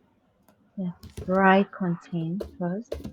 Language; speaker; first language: English; non-native, learner; Vietnamese